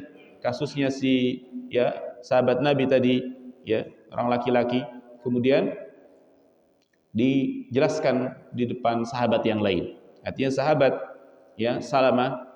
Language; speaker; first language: Indonesian; native; Indonesian